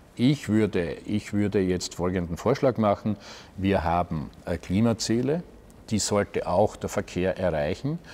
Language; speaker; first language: German; native; German